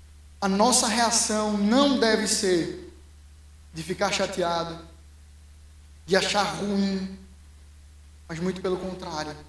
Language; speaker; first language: Portuguese; native; Portuguese